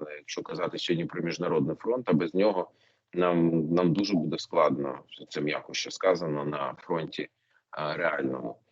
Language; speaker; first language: Ukrainian; non-native, local second language; Russian